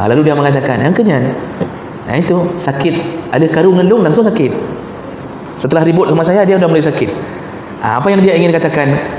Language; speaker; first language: Malay; non-native, local second language; Achinese